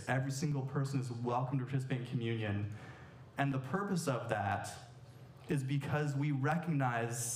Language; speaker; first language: English; native; English